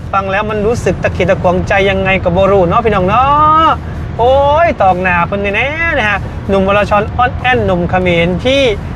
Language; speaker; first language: Thai; native; Thai